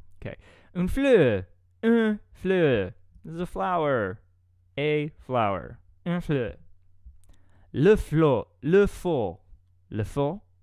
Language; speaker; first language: French; non-native, learner; English